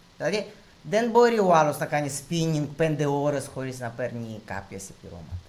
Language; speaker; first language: Greek; non-native, fluent; Russian